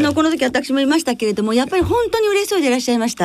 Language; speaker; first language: Japanese; native; Japanese